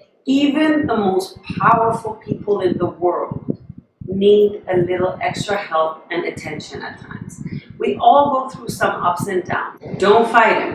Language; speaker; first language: English; non-native, fluent; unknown